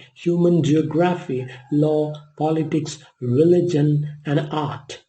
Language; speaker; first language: English; non-native, local second language; Malayalam